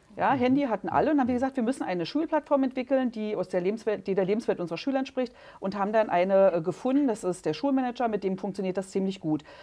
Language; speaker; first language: German; native; German